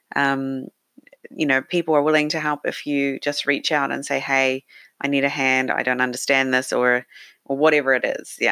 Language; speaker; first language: English; native; English